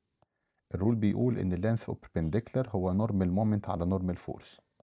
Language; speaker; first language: Arabic; native; Arabic